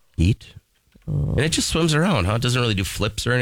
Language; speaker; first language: English; native; English